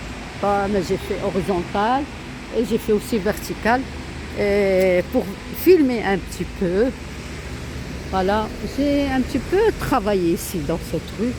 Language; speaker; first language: French; non-native, local second language; Arabic